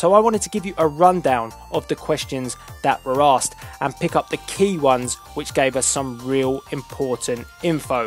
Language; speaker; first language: English; native; English